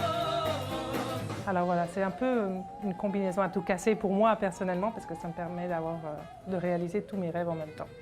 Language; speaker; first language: French; native; French